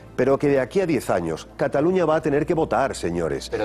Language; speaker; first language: Spanish; native; Spanish